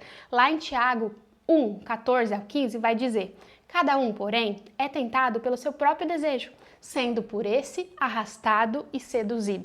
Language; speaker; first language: Portuguese; native; Portuguese